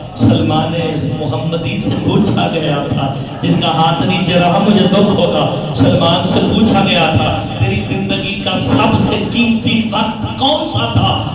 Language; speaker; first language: Urdu; non-native, local second language; Punjabi